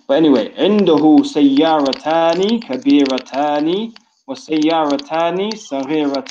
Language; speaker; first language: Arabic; non-native, fluent; English